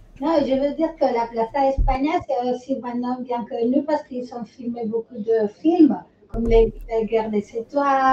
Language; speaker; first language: French; non-native, fluent; Spanish